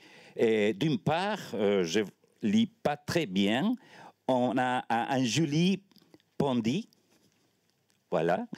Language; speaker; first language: French; non-native, learner; Spanish